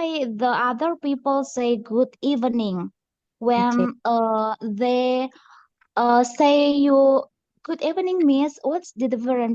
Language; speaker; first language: English; non-native, learner; Indonesian